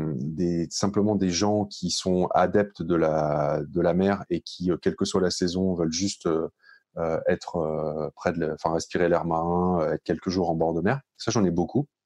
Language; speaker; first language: French; native; French